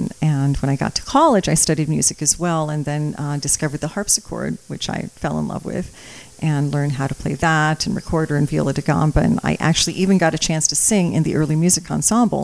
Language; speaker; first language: English; early bilingual, other home language; Croatian